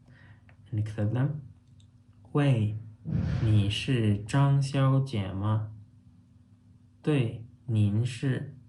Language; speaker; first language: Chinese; non-native, fluent; Turkmen